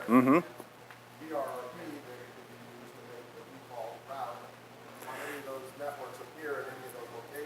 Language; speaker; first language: English; native; English